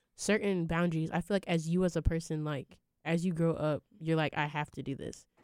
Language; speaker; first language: English; early bilingual, other home language; Akan